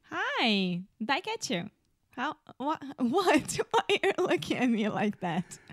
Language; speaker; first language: English; non-native, fluent; Portuguese